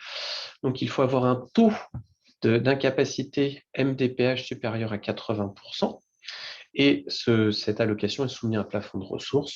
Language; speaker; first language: French; native; French